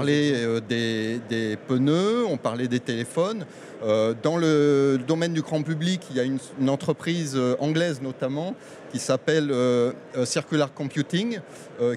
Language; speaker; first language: French; native; French